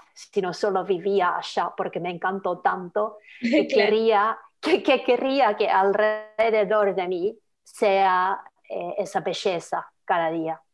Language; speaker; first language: Spanish; non-native, fluent; Finnish